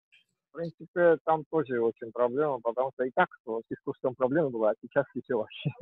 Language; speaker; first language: Russian; non-native, fluent; Georgian